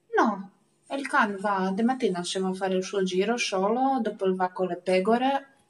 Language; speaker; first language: Italian; native; Italian